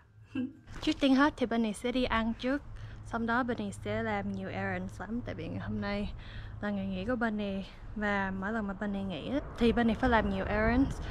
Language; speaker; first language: Vietnamese; early bilingual, heritage; Vietnamese